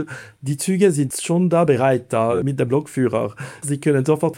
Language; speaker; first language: German; non-native, fluent; Italian